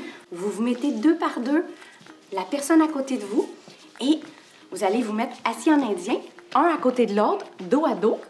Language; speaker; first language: French; native; French